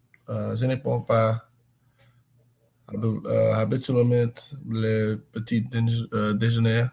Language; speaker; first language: French; non-native, learner; English